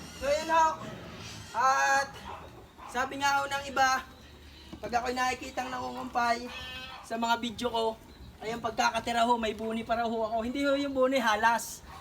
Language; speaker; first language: Filipino; native; Filipino